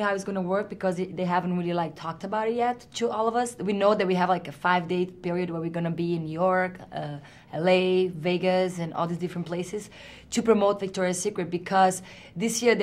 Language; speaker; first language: English; non-native, fluent; Portuguese